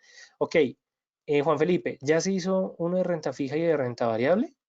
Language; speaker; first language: Spanish; native; Spanish